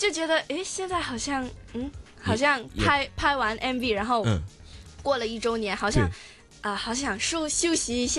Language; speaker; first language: Chinese; non-native, local second language; Cantonese